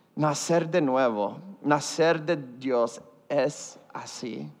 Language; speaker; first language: Spanish; early bilingual, heritage; Spanish